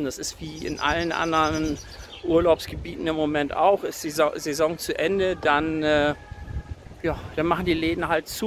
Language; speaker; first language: German; native; German